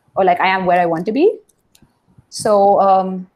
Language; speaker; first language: English; non-native, local second language; Hindi